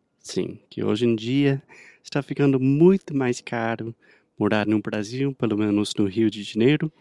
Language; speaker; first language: Portuguese; non-native, fluent; English